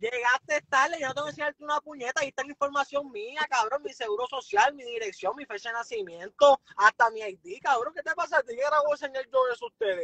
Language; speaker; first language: Spanish; native; Spanish